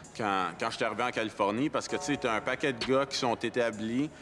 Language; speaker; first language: French; native; French